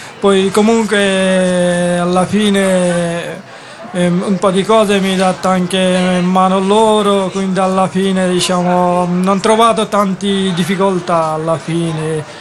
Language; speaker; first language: Italian; non-native, learner; Bangla